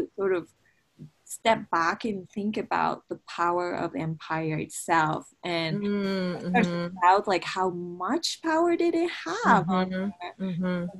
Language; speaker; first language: English; non-native, fluent; Japanese